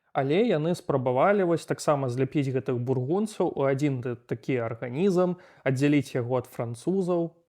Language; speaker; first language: Belarusian; native; Belarusian